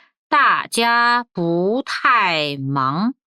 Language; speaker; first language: Chinese; non-native, fluent; Korean